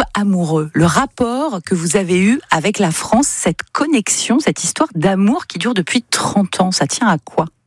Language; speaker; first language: French; native; French